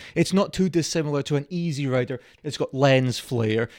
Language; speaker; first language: English; native; English